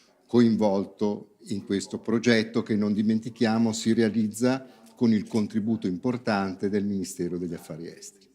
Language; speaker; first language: Italian; native; Italian